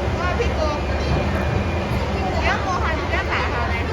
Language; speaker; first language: Chinese; native; Chinese